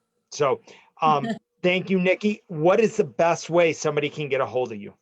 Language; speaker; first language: English; native; English